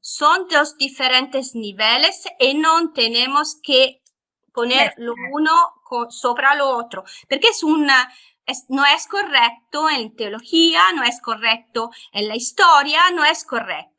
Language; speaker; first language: Spanish; non-native, fluent; Italian